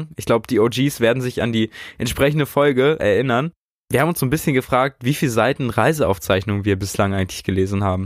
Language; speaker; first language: German; native; German